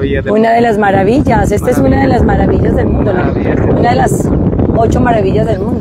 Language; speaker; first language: Spanish; native; Spanish